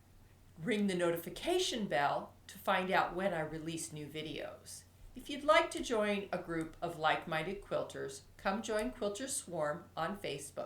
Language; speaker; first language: English; native; English